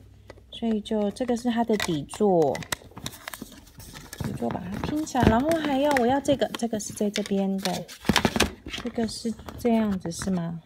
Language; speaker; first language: Chinese; native; Chinese